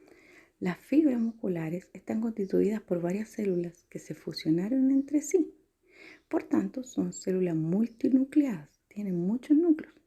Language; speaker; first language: Spanish; native; Spanish